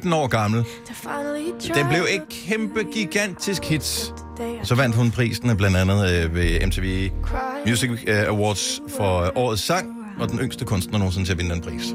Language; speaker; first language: Danish; native; Danish